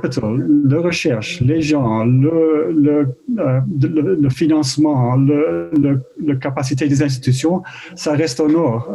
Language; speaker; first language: French; non-native, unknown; Dutch